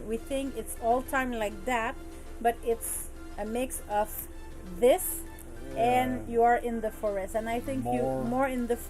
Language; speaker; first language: English; non-native, learner; French